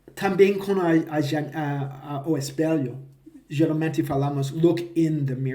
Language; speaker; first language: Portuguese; non-native, fluent; English